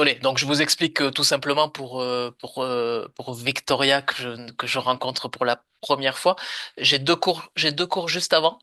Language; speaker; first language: French; native; French